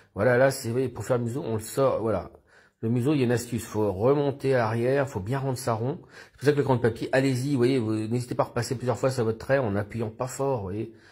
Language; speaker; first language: French; native; French